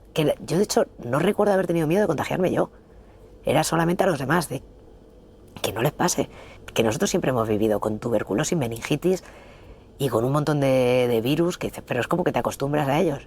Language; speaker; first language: Spanish; native; Spanish